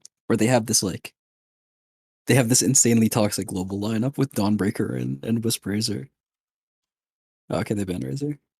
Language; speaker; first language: English; native; English